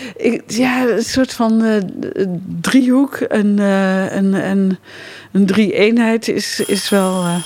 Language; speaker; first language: Dutch; native; Dutch